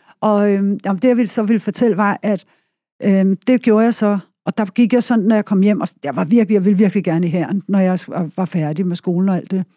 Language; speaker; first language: Danish; native; Danish